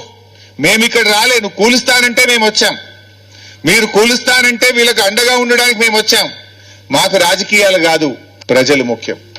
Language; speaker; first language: Telugu; native; Telugu